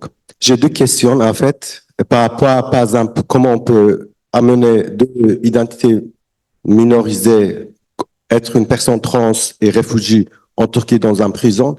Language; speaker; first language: French; non-native, learner; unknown